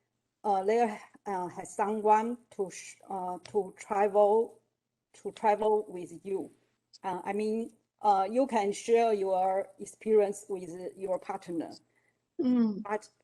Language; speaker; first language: English; non-native, learner; Chinese